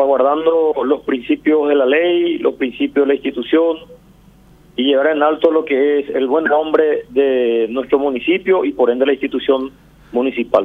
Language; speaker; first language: Spanish; native; Spanish